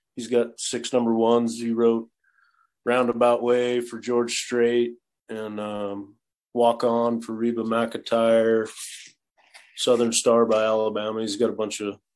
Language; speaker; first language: English; native; English